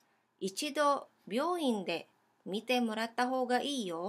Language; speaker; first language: Japanese; non-native, fluent; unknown